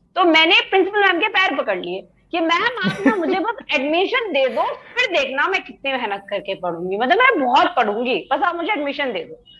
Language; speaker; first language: Hindi; native; Hindi